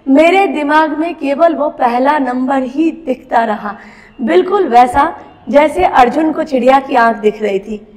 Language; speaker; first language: Hindi; non-native, local second language; Bangla